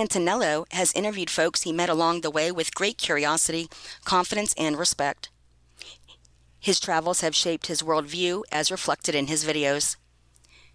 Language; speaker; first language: English; non-native, local second language; Iloko